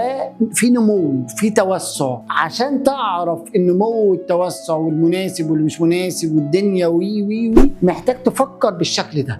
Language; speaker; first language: Arabic; native; Arabic